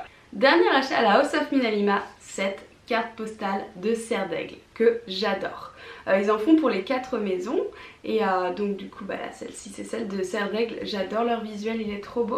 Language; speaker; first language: French; native; French